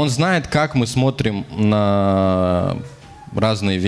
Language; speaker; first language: Russian; native; Russian